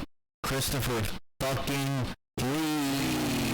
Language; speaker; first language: English; native; English